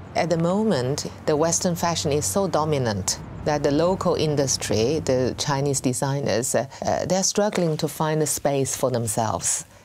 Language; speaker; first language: English; non-native, fluent; Chinese